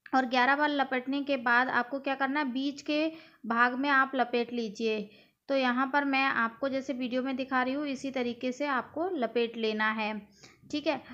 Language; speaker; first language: Hindi; native; Hindi